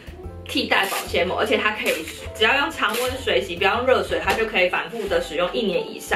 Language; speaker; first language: Chinese; native; Chinese